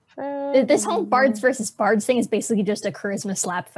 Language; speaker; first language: English; native; English